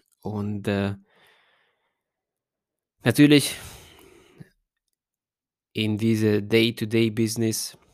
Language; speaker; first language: German; non-native, fluent; Hungarian